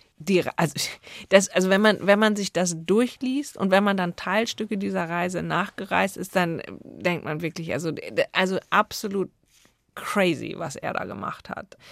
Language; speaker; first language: German; native; German